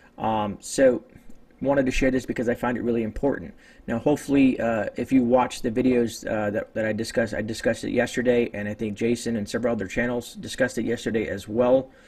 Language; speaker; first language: English; native; English